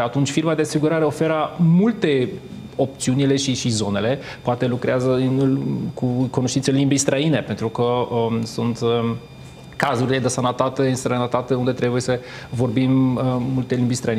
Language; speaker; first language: Romanian; non-native, fluent; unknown